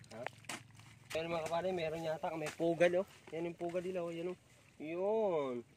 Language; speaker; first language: Filipino; non-native, local second language; Cebuano